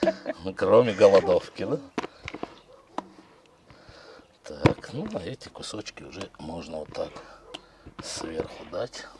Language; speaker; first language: Russian; native; Russian